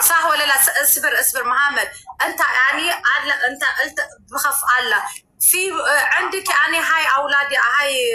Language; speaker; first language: Arabic; non-native, learner; Amharic